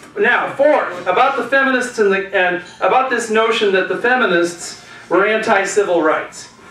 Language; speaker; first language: English; native; English